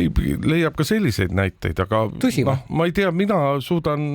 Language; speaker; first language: Estonian; native; Estonian